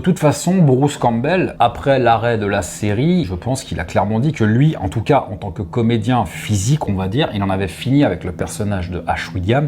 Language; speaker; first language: French; native; French